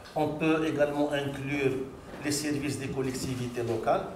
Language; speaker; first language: French; non-native, local second language; Arabic